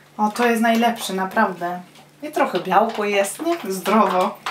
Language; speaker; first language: Polish; non-native, learner; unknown